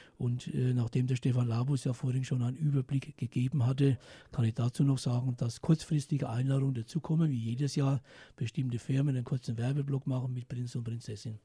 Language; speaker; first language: German; native; German